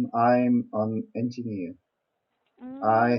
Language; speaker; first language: English; non-native, learner; Korean